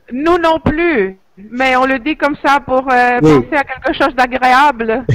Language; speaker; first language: French; non-native, fluent; Greek